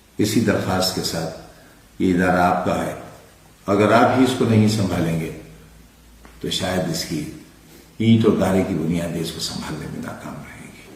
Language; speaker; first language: Urdu; native; Urdu